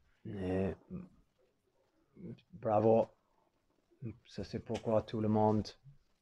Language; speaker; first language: French; non-native, fluent; English